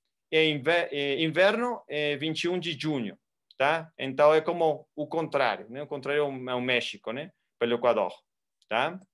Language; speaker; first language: Portuguese; non-native, fluent; Spanish